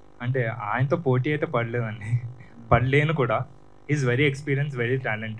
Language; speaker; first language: Telugu; native; Telugu